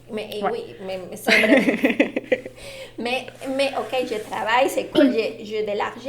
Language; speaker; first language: French; non-native, learner; Spanish